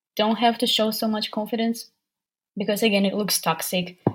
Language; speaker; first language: English; non-native, fluent; Ukrainian